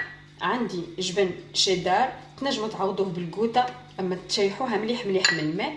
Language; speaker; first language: Arabic; native; Arabic